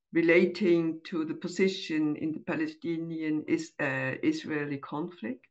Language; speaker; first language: English; non-native, fluent; German